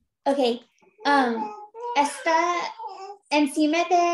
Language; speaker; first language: Spanish; non-native, learner; English